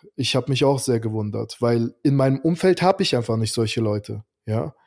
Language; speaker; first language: German; early bilingual, other home language; Azerbaijani